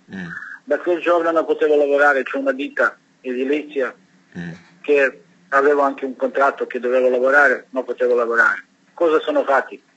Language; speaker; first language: Italian; non-native, learner; Serbian